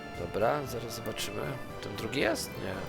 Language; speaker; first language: Polish; native; Polish